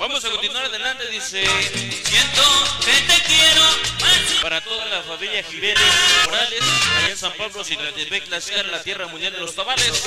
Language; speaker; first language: Spanish; native; Spanish